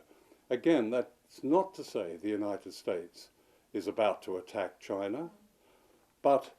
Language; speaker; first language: English; native; English